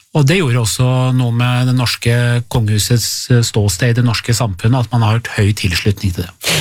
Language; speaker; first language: Norwegian; early bilingual, other home language; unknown